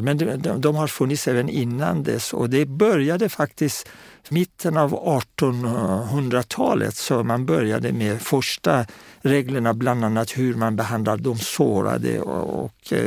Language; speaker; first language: Swedish; non-native, fluent; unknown